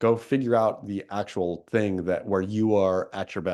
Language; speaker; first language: English; native; English